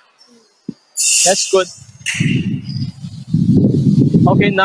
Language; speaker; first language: English; non-native, fluent; Chinese